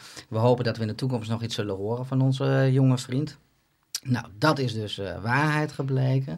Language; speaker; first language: Dutch; native; Dutch